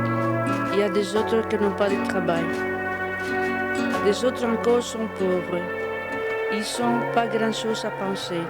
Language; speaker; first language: French; non-native, learner; Spanish